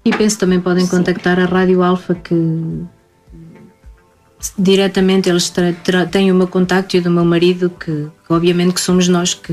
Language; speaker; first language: Portuguese; native; Portuguese